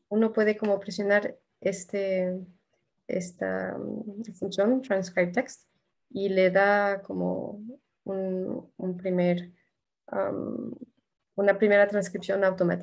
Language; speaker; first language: Spanish; non-native, fluent; French